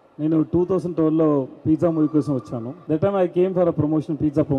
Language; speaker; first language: Telugu; non-native, learner; Tamil